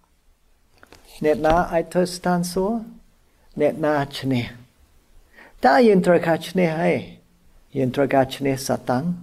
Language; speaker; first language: Khmer; non-native, fluent; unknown